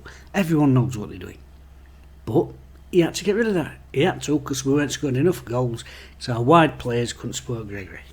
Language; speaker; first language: English; native; English